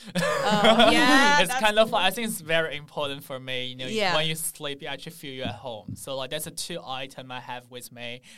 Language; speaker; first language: English; non-native, fluent; Chinese